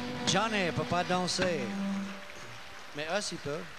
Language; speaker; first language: French; early bilingual, heritage; French